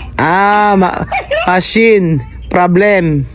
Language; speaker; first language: English; non-native, learner; Filipino